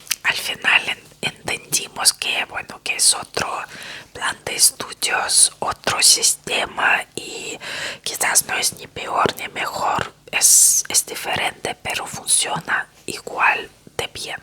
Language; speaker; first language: Spanish; non-native, fluent; Russian